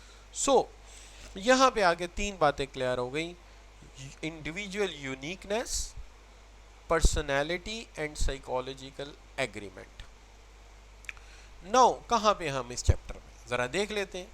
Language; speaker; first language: Urdu; native; Urdu